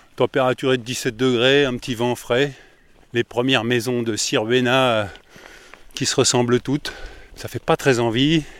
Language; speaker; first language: French; native; French